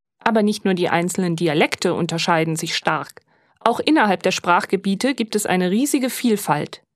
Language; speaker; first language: German; native; German